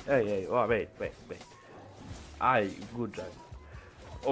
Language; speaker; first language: English; non-native, learner; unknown